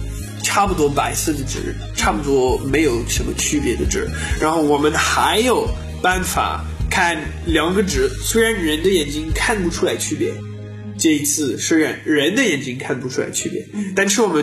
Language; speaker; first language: Chinese; non-native, learner; French